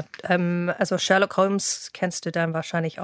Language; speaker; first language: German; non-native, fluent; English